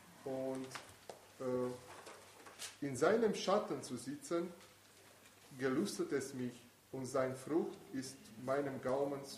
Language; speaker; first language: German; non-native, fluent; Italian